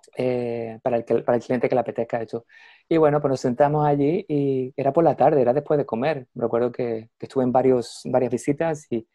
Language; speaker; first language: Spanish; native; Spanish